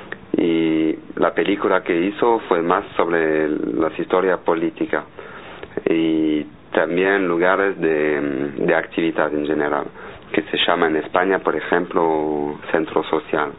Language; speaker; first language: Spanish; non-native, fluent; French